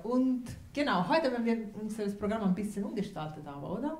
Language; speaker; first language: German; non-native, fluent; Italian